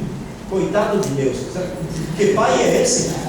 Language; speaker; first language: Portuguese; non-native, fluent; Italian